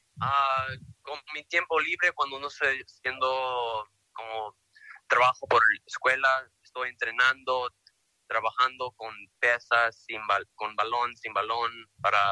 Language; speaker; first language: Spanish; early bilingual, heritage; Spanish